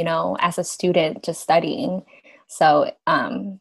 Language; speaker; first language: English; early bilingual, other home language; Vietnamese